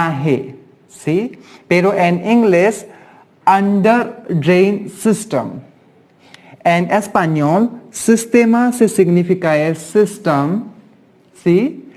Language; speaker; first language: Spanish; non-native, learner; Hindi